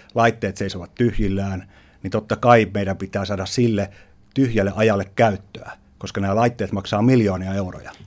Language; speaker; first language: Finnish; native; Finnish